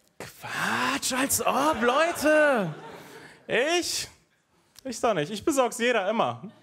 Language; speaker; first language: German; native; German